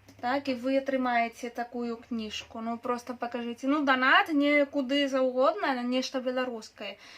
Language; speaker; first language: Belarusian; non-native, local second language; Russian